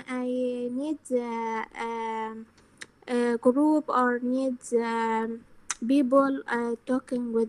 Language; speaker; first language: English; non-native, learner; Arabic